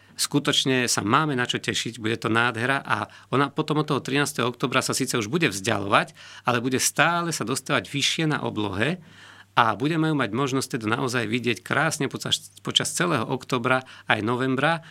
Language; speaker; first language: Slovak; native; Slovak